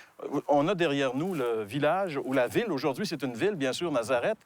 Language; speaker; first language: French; native; French